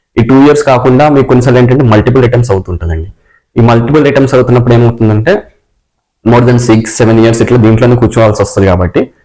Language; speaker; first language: Telugu; native; Telugu